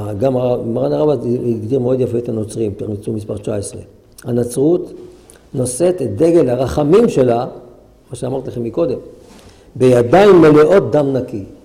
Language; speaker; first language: Hebrew; native; Hebrew